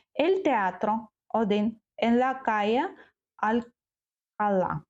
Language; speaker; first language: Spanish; non-native, learner; Ukrainian